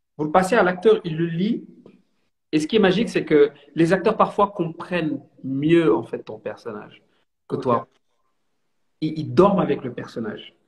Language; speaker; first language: French; non-native, local second language; Wolof